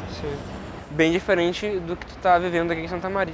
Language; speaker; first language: Portuguese; native; Portuguese